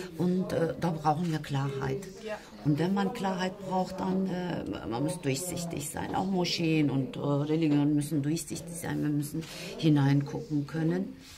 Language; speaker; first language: German; non-native, fluent; Turkish